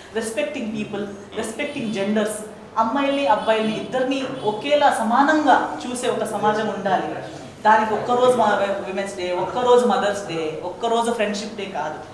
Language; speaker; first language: Telugu; non-native, fluent; Konkani